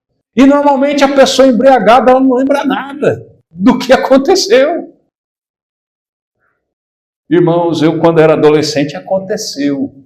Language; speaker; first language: Portuguese; native; Portuguese